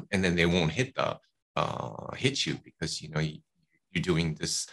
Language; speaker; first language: English; native; English